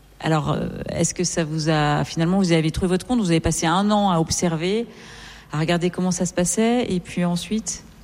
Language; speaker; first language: French; native; French